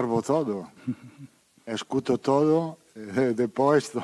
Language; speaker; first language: Portuguese; non-native, fluent; Italian